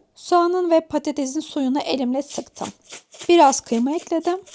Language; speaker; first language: Turkish; native; Turkish